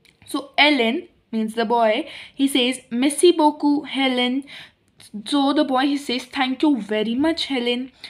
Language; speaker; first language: English; non-native, local second language; Hindi